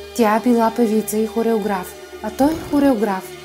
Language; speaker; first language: Bulgarian; native; Bulgarian